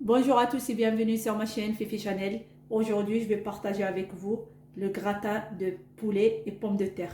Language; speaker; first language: French; non-native, local second language; Arabic